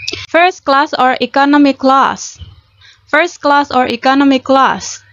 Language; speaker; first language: English; non-native, fluent; Indonesian